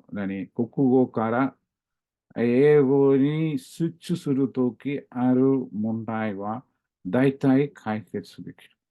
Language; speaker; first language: Japanese; non-native, learner; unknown